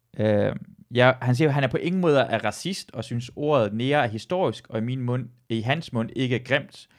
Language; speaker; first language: Danish; early bilingual, other home language; Persian